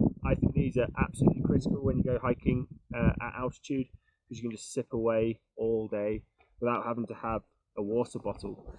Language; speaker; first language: English; native; English